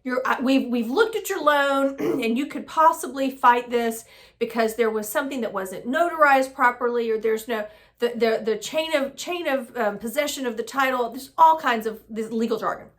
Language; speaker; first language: English; native; English